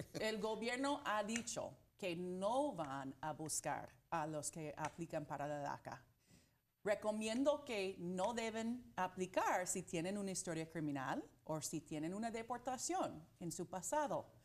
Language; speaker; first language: Spanish; non-native, fluent; English